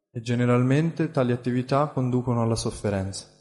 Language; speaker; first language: Italian; native; Italian